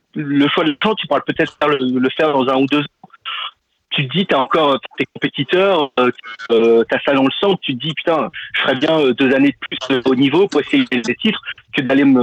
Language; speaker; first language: French; native; French